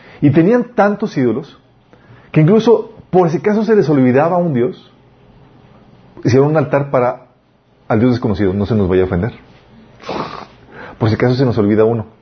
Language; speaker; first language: Spanish; native; Spanish